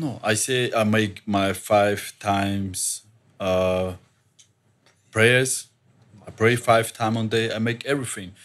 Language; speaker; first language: English; non-native, learner; German